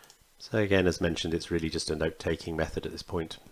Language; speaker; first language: English; native; English